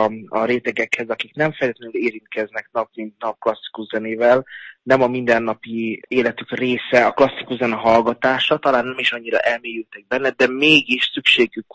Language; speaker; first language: Hungarian; native; Hungarian